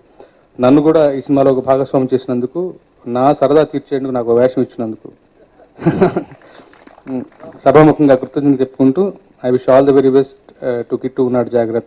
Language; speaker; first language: Telugu; native; Telugu